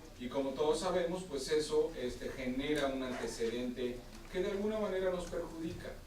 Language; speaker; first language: Spanish; native; Spanish